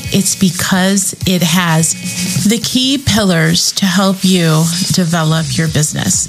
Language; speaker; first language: English; native; English